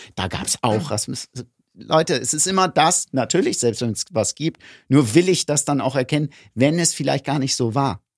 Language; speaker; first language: German; early bilingual, other home language; Greek